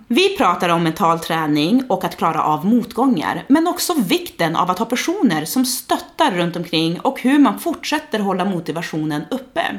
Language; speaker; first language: Swedish; early bilingual, other home language; Portuguese